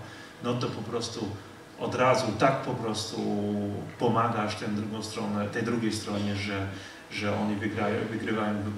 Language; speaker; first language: Polish; non-native, fluent; Dutch